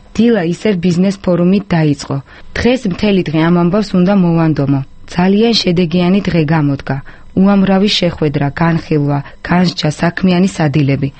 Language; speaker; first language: Georgian; non-native, local second language; Azerbaijani